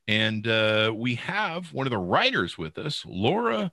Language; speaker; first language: English; native; English